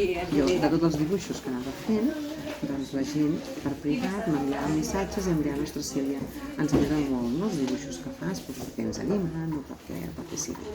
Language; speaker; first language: Catalan; native; Catalan